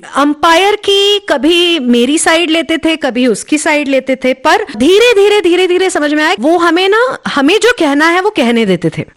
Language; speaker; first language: Hindi; non-native, local second language; Marathi